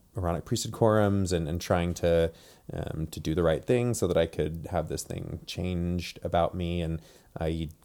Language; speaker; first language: English; native; English